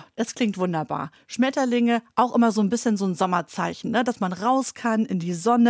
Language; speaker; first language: German; native; German